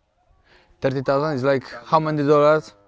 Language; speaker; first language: English; non-native, learner; Polish